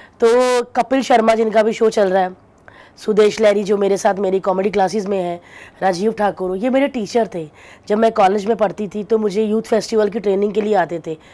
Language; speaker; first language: Hindi; non-native, local second language; Punjabi